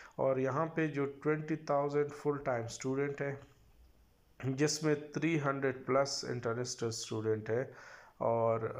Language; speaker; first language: Urdu; non-native, local second language; Pashto